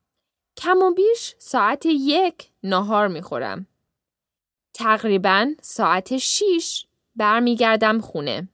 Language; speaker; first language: Persian; early bilingual, heritage; Persian